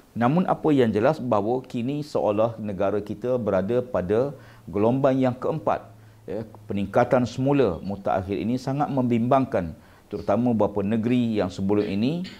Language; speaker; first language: Malay; native; Malay